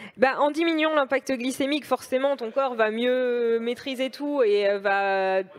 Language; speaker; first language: French; native; French